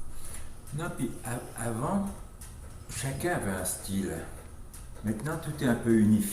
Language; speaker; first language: French; native; French